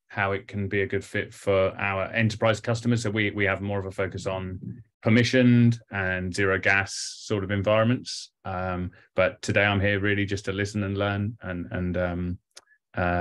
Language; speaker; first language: English; native; English